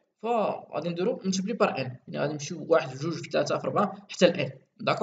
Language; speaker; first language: Arabic; native; Arabic